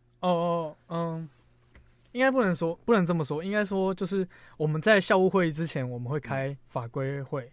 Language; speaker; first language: Chinese; native; Chinese